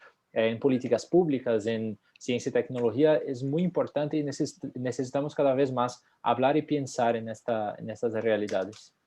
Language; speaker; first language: Spanish; non-native, fluent; Portuguese